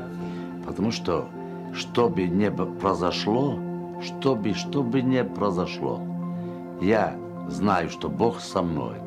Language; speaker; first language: Russian; non-native, local second language; Romany